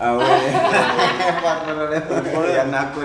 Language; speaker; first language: French; non-native, local second language; Wolof